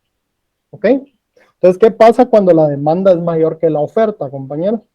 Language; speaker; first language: Spanish; native; Spanish